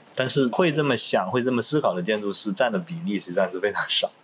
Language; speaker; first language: Chinese; non-native, local second language; Cantonese